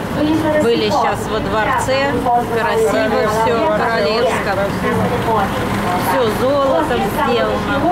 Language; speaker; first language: Russian; native; Russian